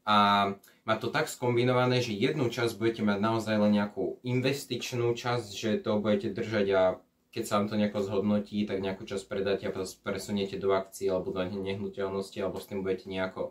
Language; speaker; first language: Slovak; native; Slovak